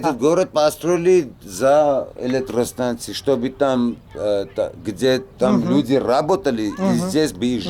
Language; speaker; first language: Russian; non-native, fluent; Armenian